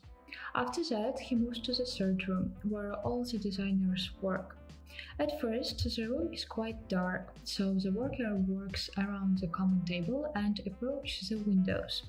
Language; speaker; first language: English; non-native, fluent; Ukrainian